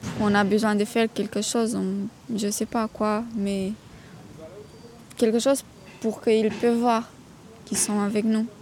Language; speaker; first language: French; non-native, learner; Romanian